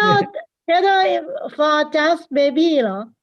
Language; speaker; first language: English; non-native, learner; Thai